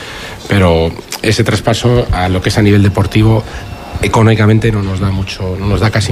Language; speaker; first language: Spanish; native; Spanish